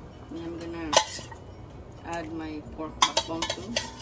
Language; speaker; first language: English; non-native, local second language; Filipino